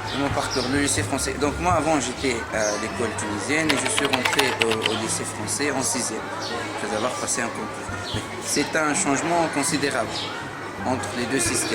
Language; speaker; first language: French; non-native, local second language; Arabic